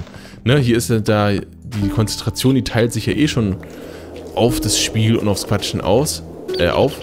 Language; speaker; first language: German; native; German